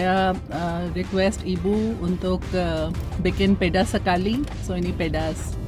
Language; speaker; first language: Indonesian; non-native, learner; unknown